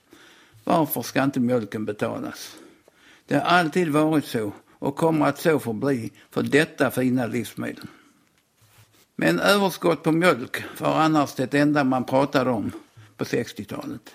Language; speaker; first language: Swedish; native; Swedish